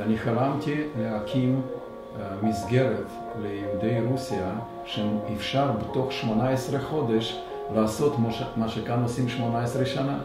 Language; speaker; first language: Hebrew; non-native, fluent; Russian